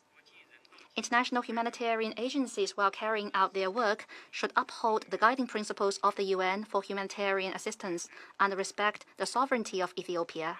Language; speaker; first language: English; non-native, fluent; Chinese